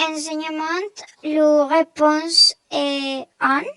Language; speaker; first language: French; non-native, learner; Spanish